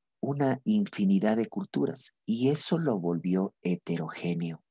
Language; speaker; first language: Spanish; native; Spanish